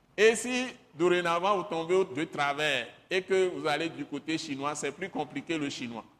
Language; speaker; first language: French; non-native, local second language; Ewe